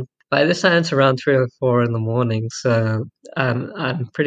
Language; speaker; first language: English; native; English